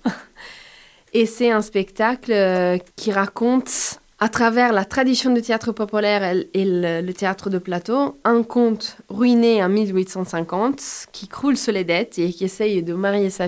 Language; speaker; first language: French; non-native, fluent; Italian